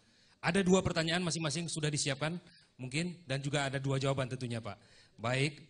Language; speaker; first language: Indonesian; native; Indonesian